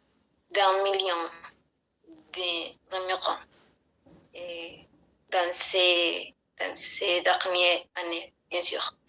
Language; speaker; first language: French; non-native, learner; Spanish